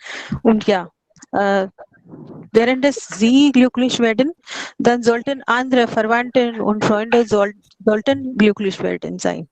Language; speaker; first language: German; non-native, learner; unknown